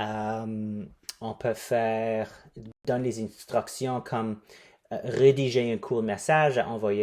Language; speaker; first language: French; non-native, fluent; English